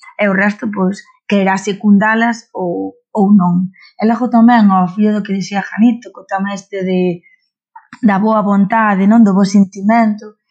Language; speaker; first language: Galician; non-native, local second language; Spanish